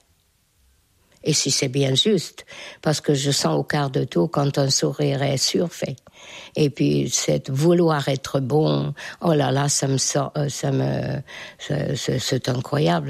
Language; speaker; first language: French; non-native, fluent; Hungarian